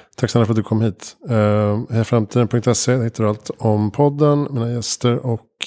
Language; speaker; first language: Swedish; native; Swedish